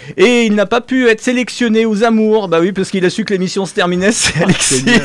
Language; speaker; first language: French; native; French